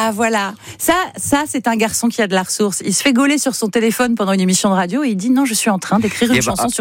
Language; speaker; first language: French; native; French